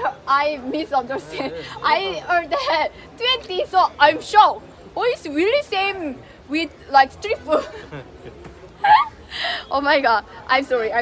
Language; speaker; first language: English; non-native, learner; Korean